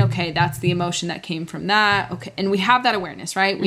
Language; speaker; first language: English; early bilingual, other home language; Spanish